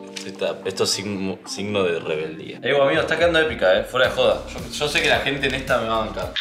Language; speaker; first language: Spanish; native; Spanish